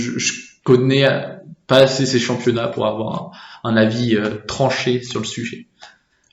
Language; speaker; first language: French; native; French